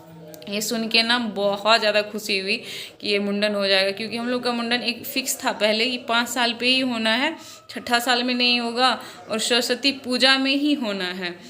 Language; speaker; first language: Hindi; non-native, local second language; Maithili